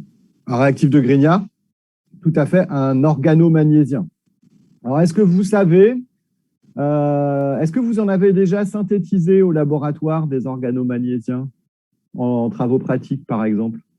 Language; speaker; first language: French; native; French